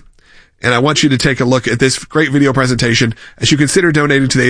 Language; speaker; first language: English; native; English